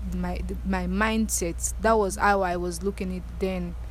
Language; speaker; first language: English; non-native, local second language; Krio